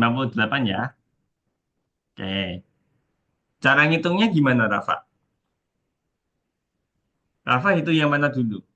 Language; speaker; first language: Indonesian; native; Indonesian